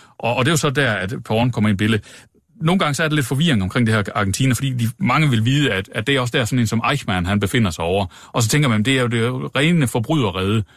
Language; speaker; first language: Danish; native; Danish